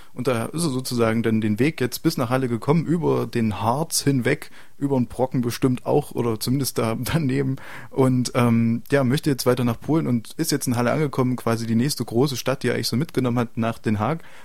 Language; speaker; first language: German; native; German